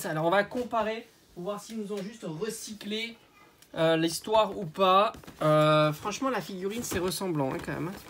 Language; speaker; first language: French; native; French